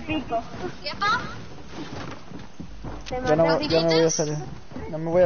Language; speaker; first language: Spanish; native; Spanish